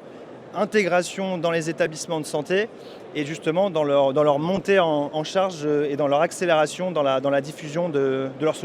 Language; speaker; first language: French; native; French